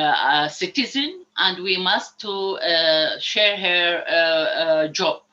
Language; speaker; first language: English; non-native, learner; Arabic